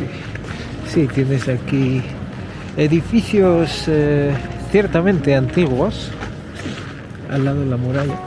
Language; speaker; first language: Spanish; non-native, fluent; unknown